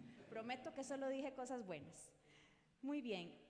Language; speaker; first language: Spanish; native; Spanish